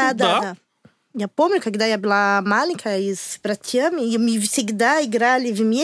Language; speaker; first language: Russian; non-native, learner; Portuguese